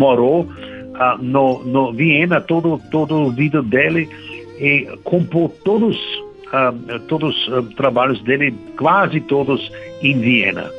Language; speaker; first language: Portuguese; non-native, learner; German